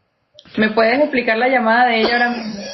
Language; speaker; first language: Spanish; native; Spanish